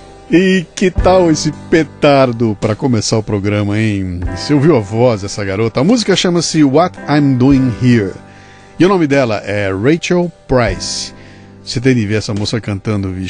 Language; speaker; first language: Portuguese; native; Portuguese